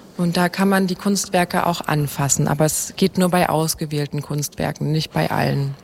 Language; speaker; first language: German; native; German